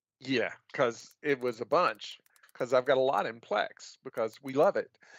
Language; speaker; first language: English; native; English